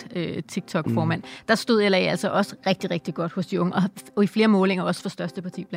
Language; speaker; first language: Danish; native; Danish